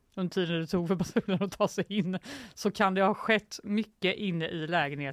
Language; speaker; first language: Swedish; native; Swedish